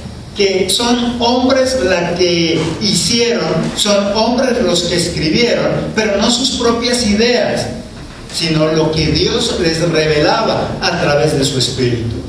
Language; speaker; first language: Spanish; native; Spanish